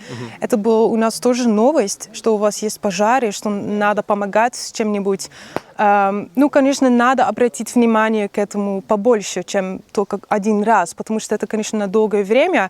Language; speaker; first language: Russian; non-native, learner; Dutch